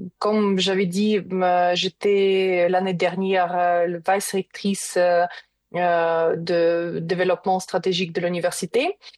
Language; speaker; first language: French; non-native, learner; Ukrainian